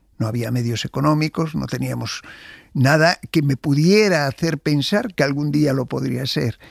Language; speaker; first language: Spanish; native; Spanish